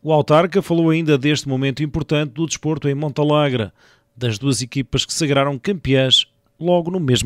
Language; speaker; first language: Portuguese; native; Portuguese